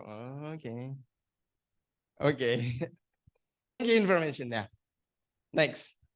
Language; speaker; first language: English; non-native, learner; Indonesian